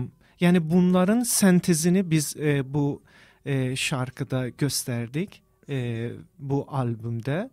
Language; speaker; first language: Turkish; non-native, fluent; Persian